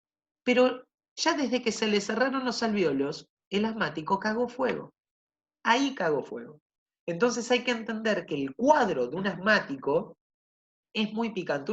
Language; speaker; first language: Spanish; native; Spanish